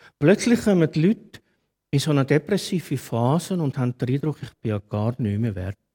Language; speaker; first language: German; native; German